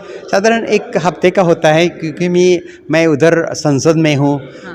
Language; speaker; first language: Hindi; non-native, local second language; Marathi